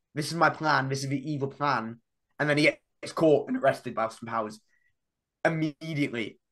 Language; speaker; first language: English; native; English